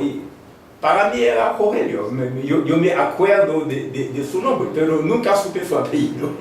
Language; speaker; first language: Spanish; non-native, fluent; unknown